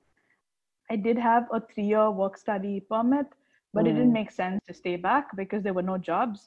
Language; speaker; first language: English; non-native, local second language; Tamil